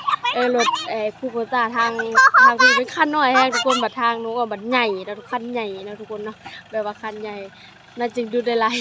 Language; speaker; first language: Thai; non-native, local second language; Lao